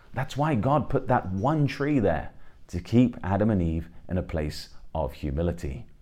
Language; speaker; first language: English; native; English